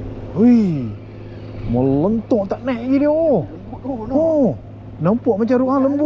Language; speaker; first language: Malay; native; Malay